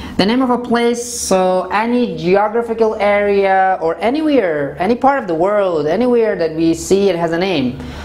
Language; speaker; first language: English; non-native, fluent; Persian